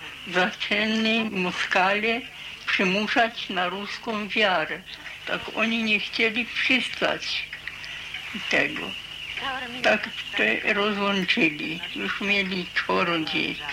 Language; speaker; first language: Polish; early bilingual, heritage; Polish